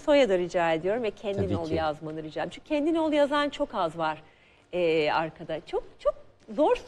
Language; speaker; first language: Turkish; native; Turkish